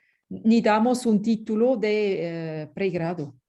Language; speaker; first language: Spanish; non-native, fluent; French